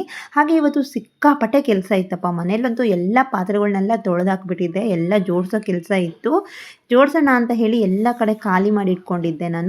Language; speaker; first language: Kannada; native; Kannada